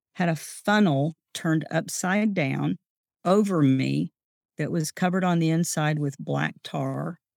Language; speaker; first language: English; native; English